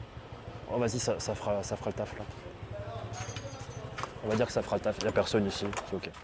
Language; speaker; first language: French; native; French